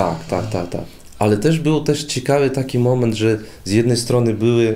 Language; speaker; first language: Polish; non-native, fluent; Russian